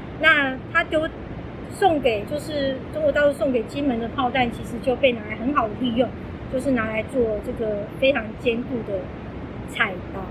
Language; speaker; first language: Chinese; native; Chinese